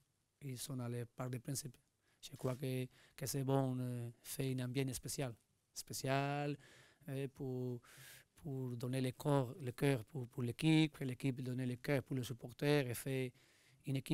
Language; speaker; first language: French; non-native, learner; Spanish